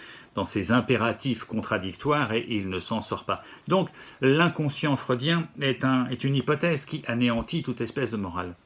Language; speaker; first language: French; native; French